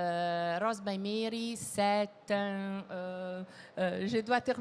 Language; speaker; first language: French; non-native, fluent; Italian